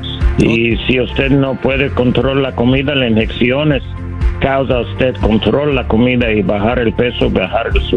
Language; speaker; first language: Spanish; non-native, learner; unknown